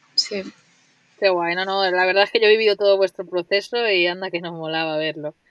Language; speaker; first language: Spanish; native; Spanish